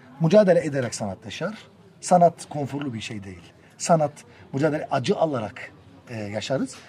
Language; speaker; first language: Turkish; non-native, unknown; Arabic